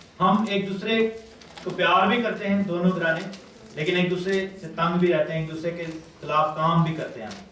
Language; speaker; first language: Urdu; non-native, local second language; Pashto